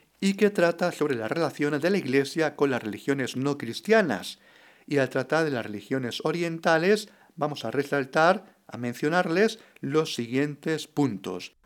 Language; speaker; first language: Spanish; native; Spanish